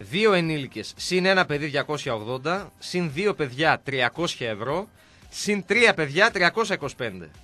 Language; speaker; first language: Greek; native; Greek